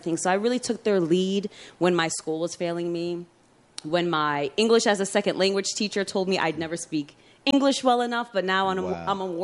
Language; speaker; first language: English; early bilingual, other home language; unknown